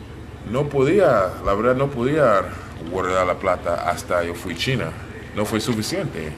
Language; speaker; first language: Spanish; non-native, learner; English